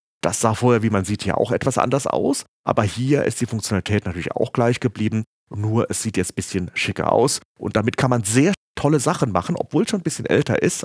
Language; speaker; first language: German; native; German